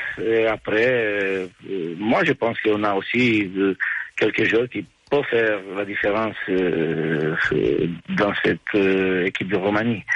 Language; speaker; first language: French; non-native, fluent; Romanian